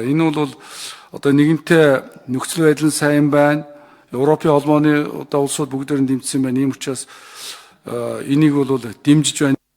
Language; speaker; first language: Mongolian; native; Mongolian